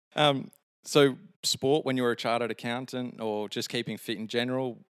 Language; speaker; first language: English; native; English